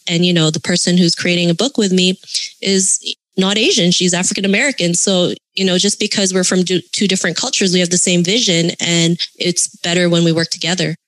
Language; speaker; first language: English; early bilingual, other home language; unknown